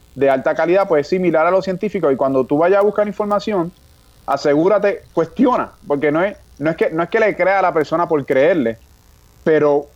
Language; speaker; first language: Spanish; native; Spanish